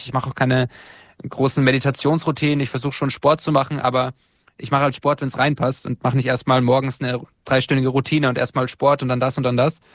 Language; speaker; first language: German; native; German